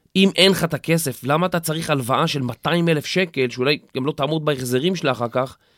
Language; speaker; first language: Hebrew; native; Hebrew